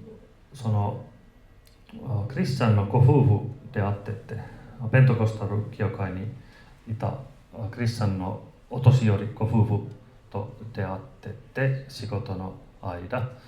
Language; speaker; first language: Japanese; non-native, fluent; Finnish